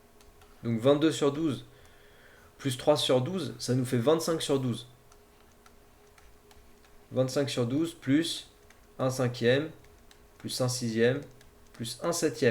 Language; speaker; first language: French; native; French